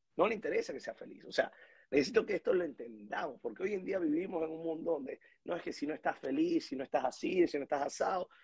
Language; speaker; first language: Spanish; native; Spanish